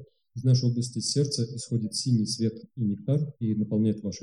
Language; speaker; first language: Russian; native; Russian